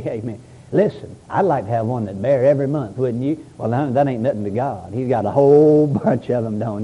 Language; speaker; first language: English; native; English